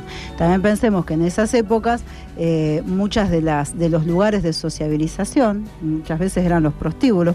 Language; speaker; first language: Spanish; native; Spanish